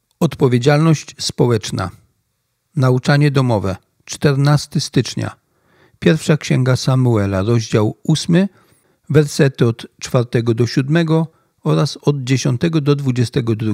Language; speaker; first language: Polish; native; Polish